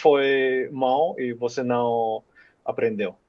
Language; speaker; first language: Portuguese; non-native, fluent; Finnish